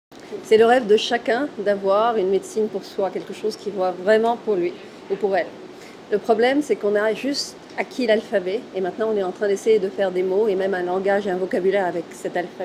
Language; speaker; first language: French; native; French